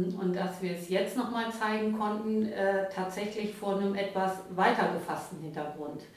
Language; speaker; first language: German; native; German